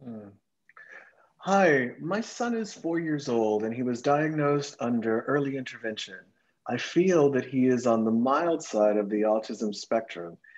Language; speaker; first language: English; early bilingual, other home language; Spanish